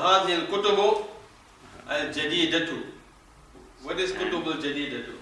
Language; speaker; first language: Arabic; non-native, fluent; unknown